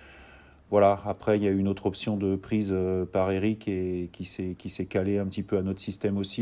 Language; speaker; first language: French; native; French